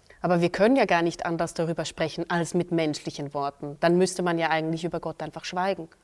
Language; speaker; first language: German; native; German